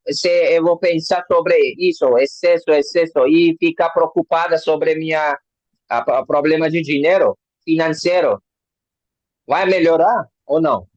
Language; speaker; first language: Portuguese; non-native, learner; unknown